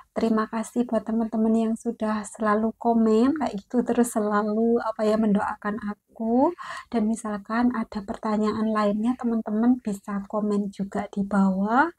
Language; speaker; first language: Indonesian; native; Indonesian